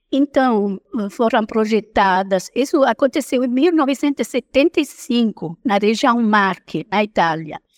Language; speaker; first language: Portuguese; non-native, fluent; Italian